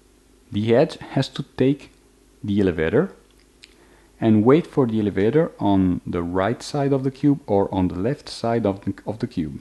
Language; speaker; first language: English; non-native, fluent; Italian